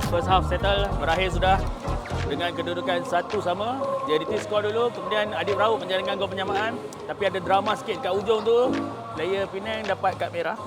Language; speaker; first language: Malay; native; Malay